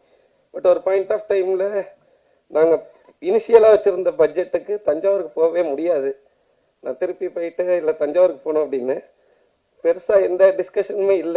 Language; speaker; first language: Tamil; native; Tamil